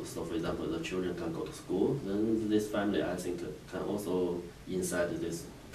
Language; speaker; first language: English; non-native, learner; Chinese